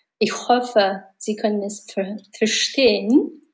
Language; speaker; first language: German; non-native, learner; Mongolian